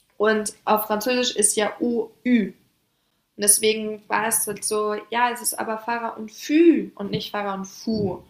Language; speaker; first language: German; early bilingual, other home language; French